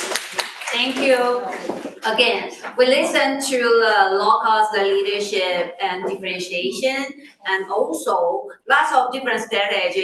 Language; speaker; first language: English; non-native, fluent; Chinese